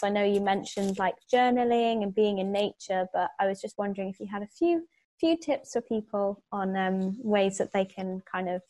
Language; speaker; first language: English; native; English